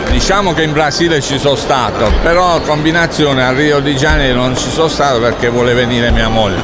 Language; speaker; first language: Italian; native; Italian